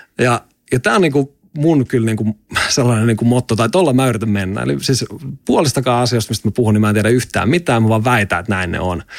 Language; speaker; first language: Finnish; native; Finnish